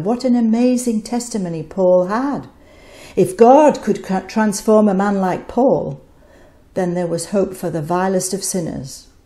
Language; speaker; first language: English; native; English